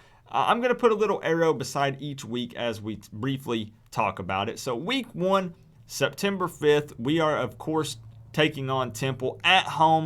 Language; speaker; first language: English; native; English